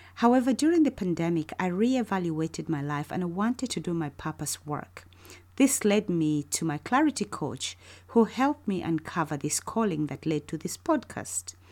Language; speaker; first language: English; non-native, local second language; Ganda